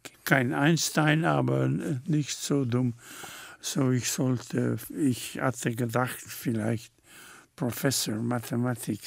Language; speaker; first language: German; non-native, learner; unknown